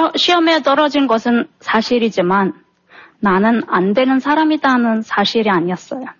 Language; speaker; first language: Korean; non-native, fluent; Turkmen